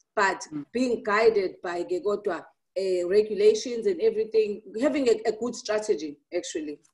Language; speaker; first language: English; non-native, local second language; Zulu